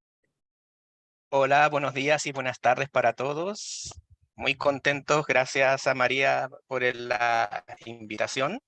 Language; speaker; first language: Spanish; native; Spanish